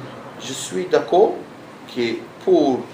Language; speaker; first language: French; non-native, learner; Hebrew